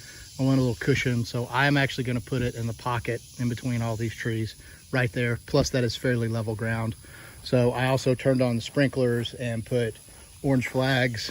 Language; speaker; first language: English; native; English